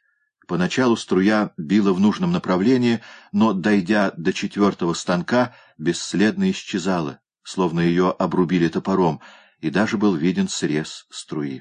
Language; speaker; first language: Russian; native; Russian